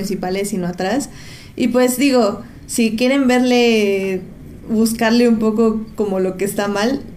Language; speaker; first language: Spanish; native; Spanish